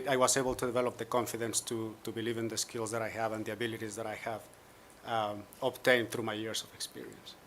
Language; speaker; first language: English; non-native, fluent; Spanish